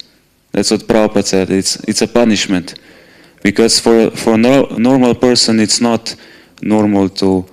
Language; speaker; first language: English; non-native, fluent; Slovenian